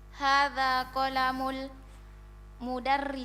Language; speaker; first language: Arabic; non-native, learner; Indonesian